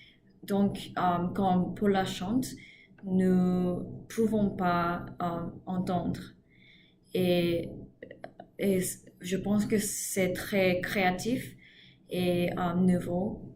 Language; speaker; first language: French; non-native, learner; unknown